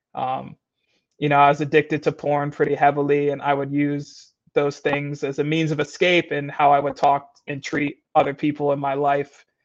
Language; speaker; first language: English; native; English